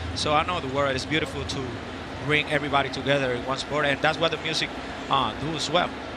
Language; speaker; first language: English; non-native, local second language; Spanish